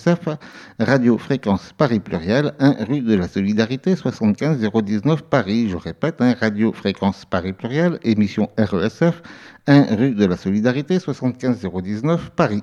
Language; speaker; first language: French; native; French